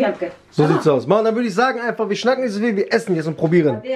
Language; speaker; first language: German; early bilingual, other home language; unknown